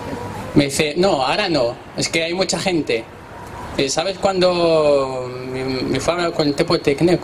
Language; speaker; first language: Spanish; non-native, learner; Arabic